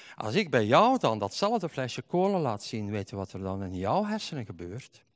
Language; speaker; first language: Dutch; native; Dutch